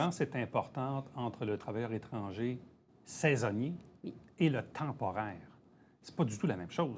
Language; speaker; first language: French; native; French